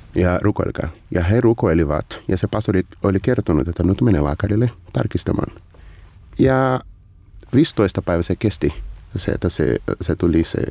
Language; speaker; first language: Finnish; non-native, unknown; Portuguese